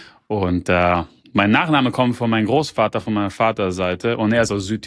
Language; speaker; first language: German; early bilingual, heritage; German